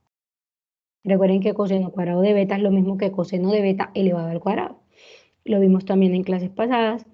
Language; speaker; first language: Spanish; native; Spanish